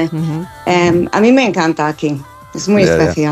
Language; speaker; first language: Spanish; non-native, fluent; English